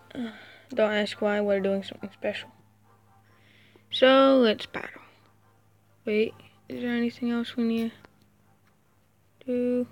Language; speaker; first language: English; native; English